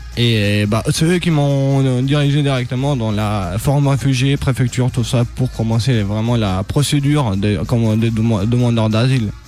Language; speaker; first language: French; non-native, fluent; Albanian